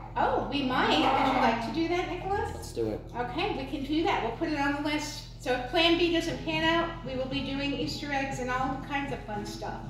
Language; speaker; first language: English; native; English